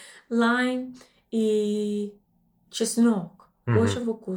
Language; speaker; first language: Russian; non-native, learner; English